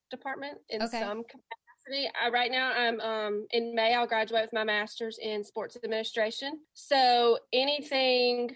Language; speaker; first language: English; native; English